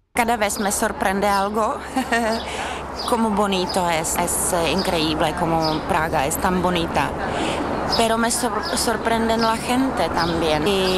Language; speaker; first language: Spanish; non-native, fluent; Czech